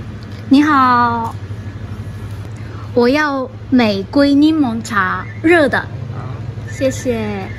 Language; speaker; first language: Chinese; non-native, learner; Japanese